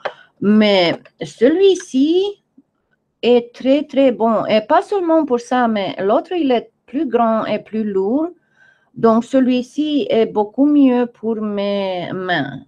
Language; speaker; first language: French; non-native, fluent; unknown